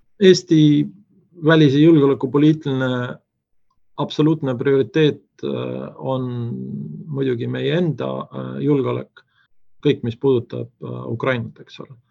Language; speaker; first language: Estonian; native; Estonian